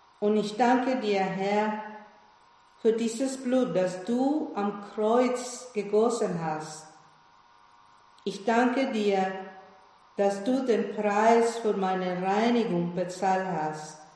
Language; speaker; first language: German; non-native, fluent; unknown